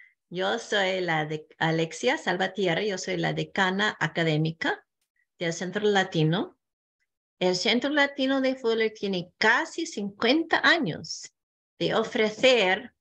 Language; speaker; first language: Spanish; non-native, fluent; English